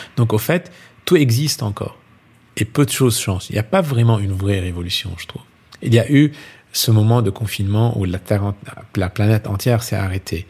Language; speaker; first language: French; non-native, local second language; Arabic